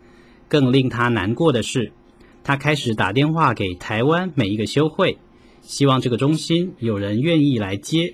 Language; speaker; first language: Chinese; native; Chinese